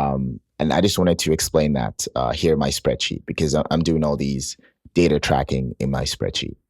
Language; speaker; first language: English; native; English